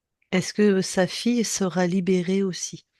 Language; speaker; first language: French; native; French